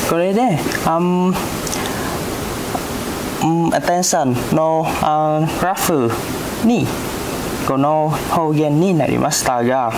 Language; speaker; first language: Japanese; non-native, learner; Vietnamese